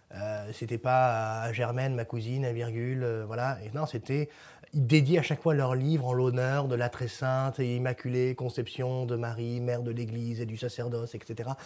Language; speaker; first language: French; native; French